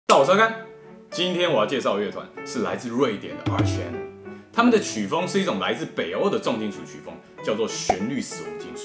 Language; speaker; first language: Chinese; native; Chinese